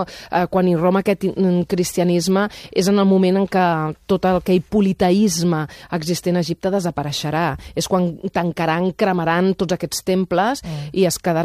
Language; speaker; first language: Catalan; native; Catalan